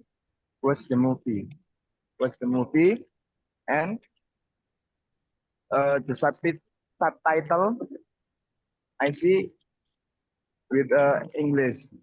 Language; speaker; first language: English; non-native, learner; Indonesian